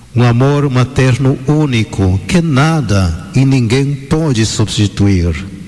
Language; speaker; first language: Portuguese; non-native, fluent; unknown